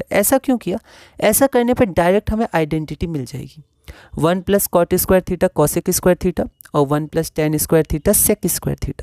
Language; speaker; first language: Hindi; native; Hindi